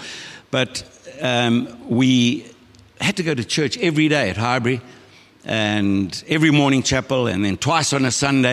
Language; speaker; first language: English; native; English